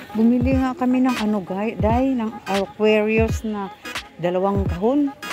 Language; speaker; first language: Filipino; non-native, local second language; Cebuano